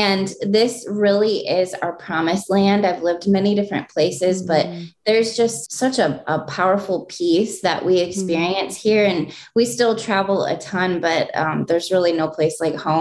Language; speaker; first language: English; native; English